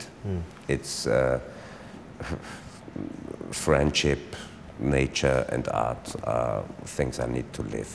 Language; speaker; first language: English; non-native, fluent; German